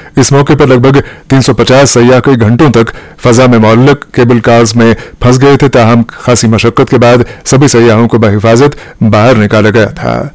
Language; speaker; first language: Urdu; non-native, local second language; Kashmiri